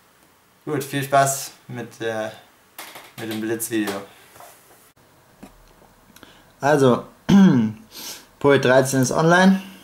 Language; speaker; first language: German; native; German